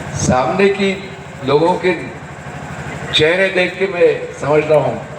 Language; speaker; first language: Hindi; non-native, local second language; Marathi